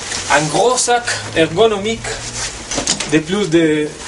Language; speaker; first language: French; non-native, fluent; Spanish